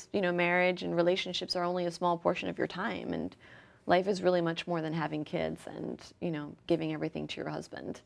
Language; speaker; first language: English; early bilingual, other home language; French